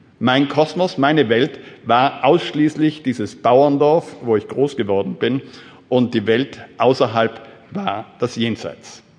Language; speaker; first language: German; native; German